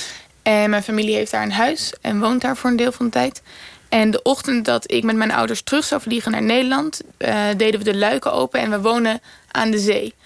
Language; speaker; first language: Dutch; native; Dutch